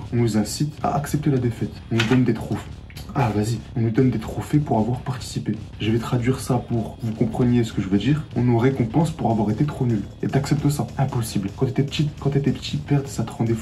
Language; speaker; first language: French; native; French